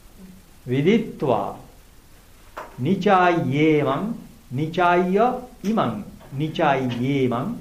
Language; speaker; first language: Japanese; non-native, learner; Bangla